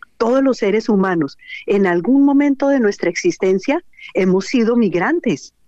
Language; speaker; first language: Spanish; native; Spanish